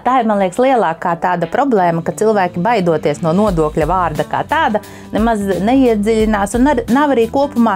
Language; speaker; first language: Latvian; native; Latvian